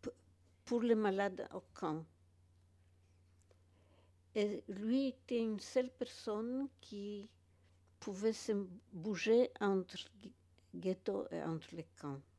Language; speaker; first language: French; non-native, fluent; Polish